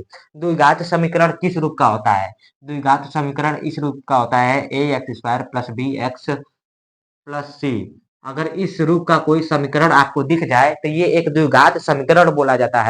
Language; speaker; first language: Hindi; native; Hindi